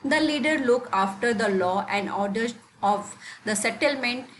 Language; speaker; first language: English; non-native, local second language; Hindi